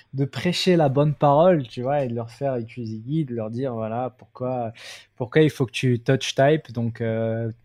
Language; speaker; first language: French; non-native, local second language; Arabic